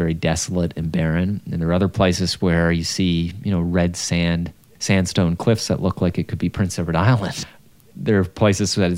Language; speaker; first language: English; native; English